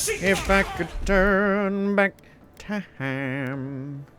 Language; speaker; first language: English; native; English